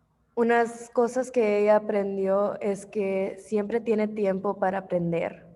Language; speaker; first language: Spanish; early bilingual, heritage; English